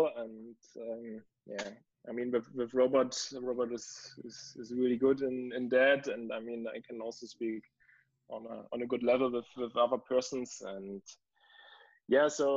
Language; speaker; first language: English; non-native, fluent; German